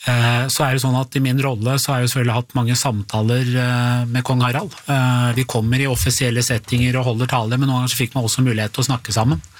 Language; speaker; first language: Norwegian; native; Norwegian